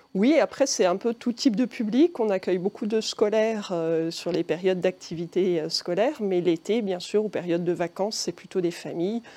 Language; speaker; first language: French; native; French